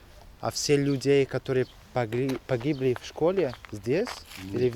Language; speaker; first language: Russian; non-native, learner; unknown